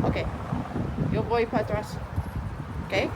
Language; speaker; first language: Spanish; non-native, learner; English